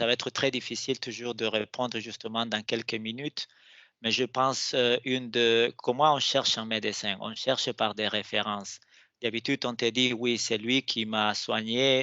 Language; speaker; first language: French; non-native, fluent; Spanish